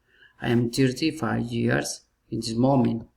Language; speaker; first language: English; non-native, learner; Spanish